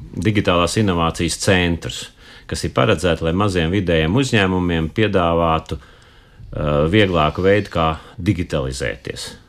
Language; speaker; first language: Latvian; native; Latvian